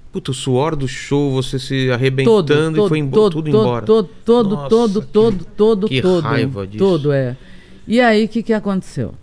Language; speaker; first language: Portuguese; native; Portuguese